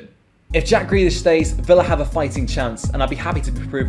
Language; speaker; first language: English; native; English